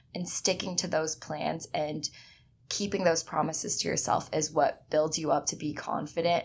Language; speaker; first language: English; early bilingual, other home language; Chinese